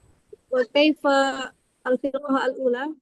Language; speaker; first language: Arabic; non-native, learner; Indonesian